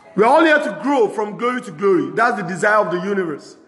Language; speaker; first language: English; non-native, local second language; Yoruba